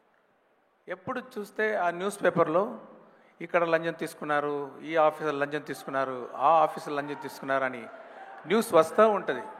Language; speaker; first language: Telugu; non-native, local second language; Tamil